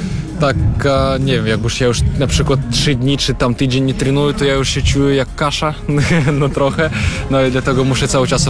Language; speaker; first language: Polish; non-native, fluent; Russian